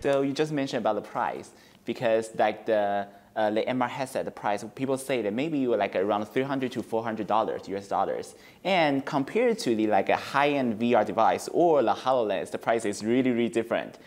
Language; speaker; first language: English; non-native, fluent; Chinese